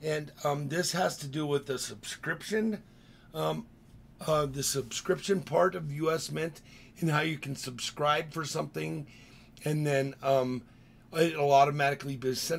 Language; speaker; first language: English; native; English